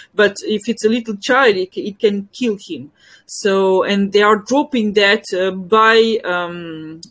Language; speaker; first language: English; non-native, fluent; French